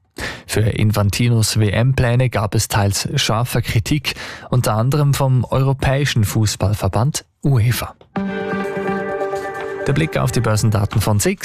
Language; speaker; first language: German; native; German